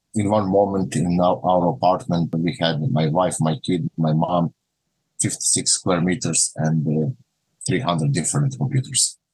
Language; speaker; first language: English; non-native, learner; Croatian